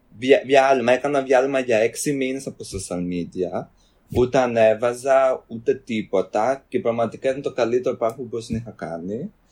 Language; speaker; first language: Greek; early bilingual, other home language; Albanian